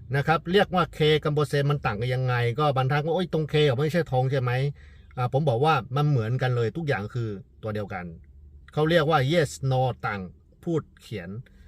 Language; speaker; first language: Thai; non-native, fluent; Chinese